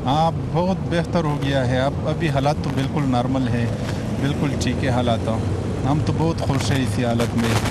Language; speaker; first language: Hindi; non-native, local second language; Pashto